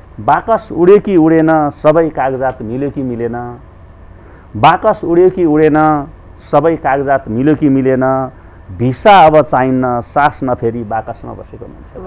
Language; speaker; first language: Nepali; native; Nepali